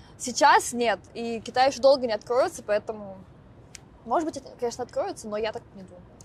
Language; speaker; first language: Russian; native; Russian